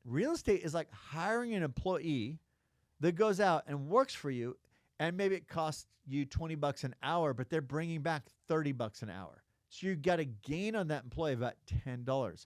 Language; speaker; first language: English; native; English